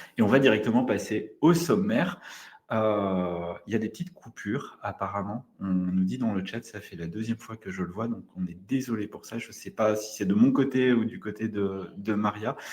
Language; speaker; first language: French; native; French